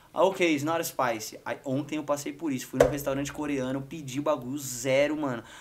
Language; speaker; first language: Portuguese; native; Portuguese